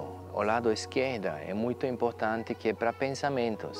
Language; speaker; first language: Portuguese; non-native, learner; German